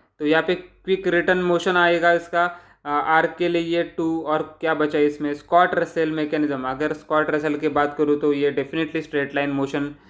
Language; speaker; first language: Hindi; non-native, local second language; Marathi